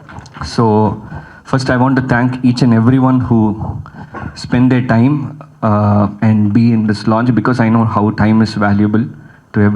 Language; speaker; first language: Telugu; early bilingual, heritage; Telugu